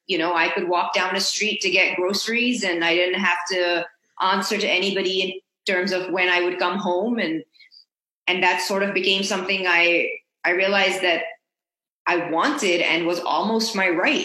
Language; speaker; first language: English; non-native, local second language; Urdu